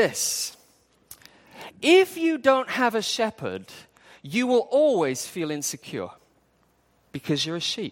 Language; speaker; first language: English; native; English